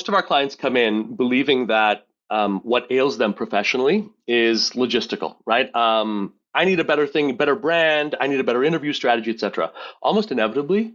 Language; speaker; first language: English; native; English